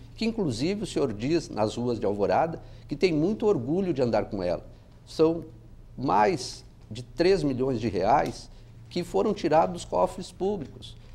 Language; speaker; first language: Portuguese; native; Portuguese